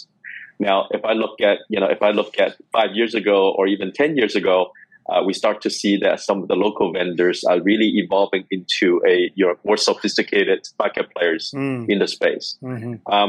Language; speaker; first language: English; non-native, local second language; Cantonese